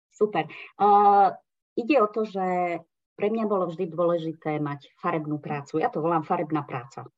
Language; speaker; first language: Slovak; non-native, local second language; Hungarian